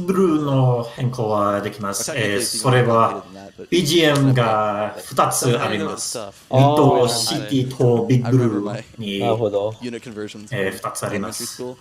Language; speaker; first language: Japanese; non-native, learner; English